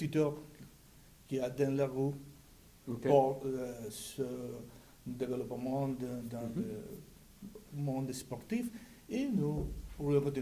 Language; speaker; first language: French; non-native, learner; Spanish